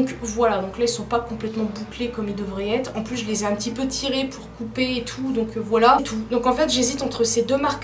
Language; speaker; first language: French; native; French